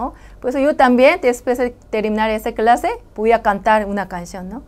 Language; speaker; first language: Spanish; non-native, learner; Korean